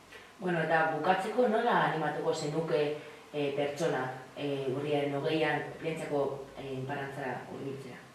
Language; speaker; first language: Basque; native; Basque